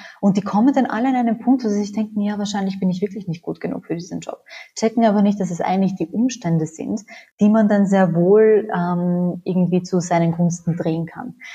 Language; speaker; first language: German; native; German